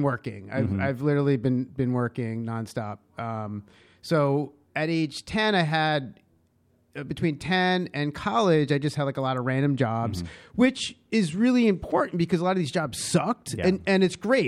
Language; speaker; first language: English; native; English